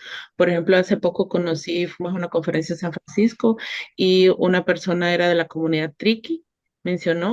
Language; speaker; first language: Spanish; native; Spanish